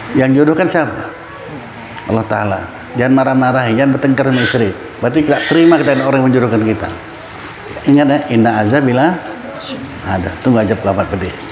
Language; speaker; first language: Indonesian; non-native, local second language; Minangkabau